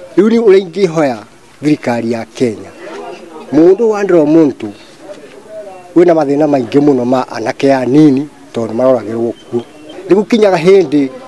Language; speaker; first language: Kikuyu; native; Kikuyu